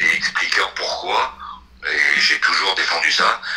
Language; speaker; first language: French; native; French